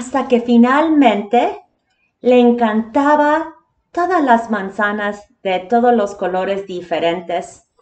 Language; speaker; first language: Spanish; early bilingual, heritage; Spanish